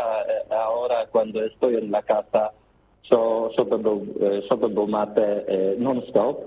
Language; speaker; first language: Spanish; non-native, learner; Polish